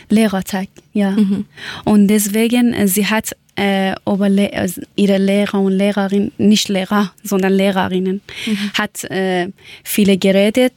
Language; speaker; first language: German; non-native, learner; Persian